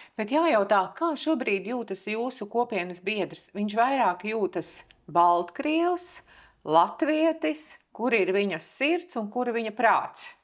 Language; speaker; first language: Latvian; native; Latvian